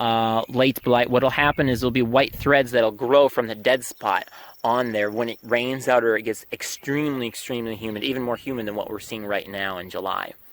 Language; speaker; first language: English; native; English